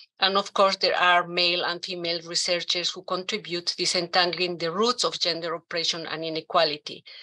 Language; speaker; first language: English; non-native, fluent; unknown